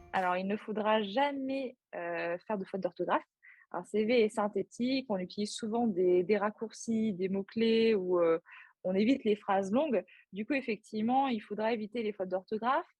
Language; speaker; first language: French; native; French